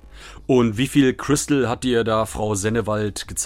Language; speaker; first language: German; native; German